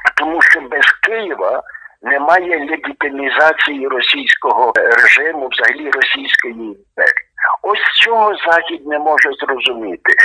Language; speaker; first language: Ukrainian; native; Ukrainian